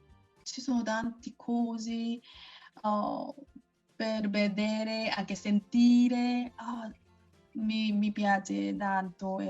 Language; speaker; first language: Italian; non-native, learner; Korean